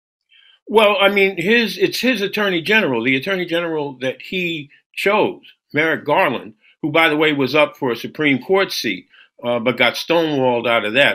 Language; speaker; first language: English; native; English